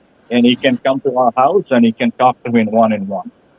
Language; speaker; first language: English; non-native, local second language; Bangla